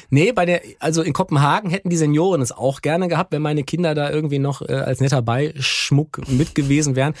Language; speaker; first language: German; native; German